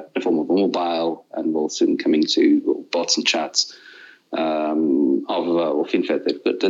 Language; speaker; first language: English; non-native, fluent; Russian